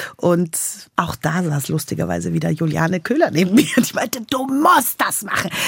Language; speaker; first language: German; native; German